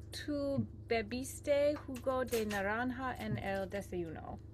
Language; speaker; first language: Spanish; non-native, learner; English